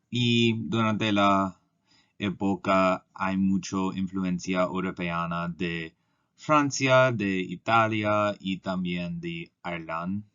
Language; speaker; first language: Spanish; non-native, learner; English